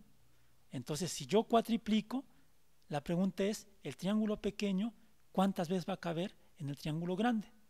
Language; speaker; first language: Spanish; native; Spanish